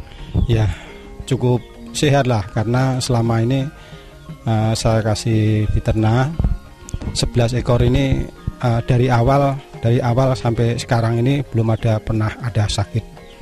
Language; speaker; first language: Indonesian; non-native, local second language; Javanese